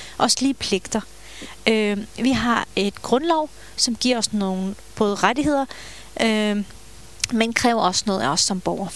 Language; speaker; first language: Danish; early bilingual, other home language; Turkish